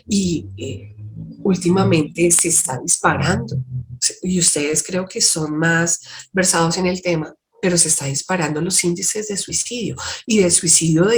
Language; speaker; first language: Spanish; native; Spanish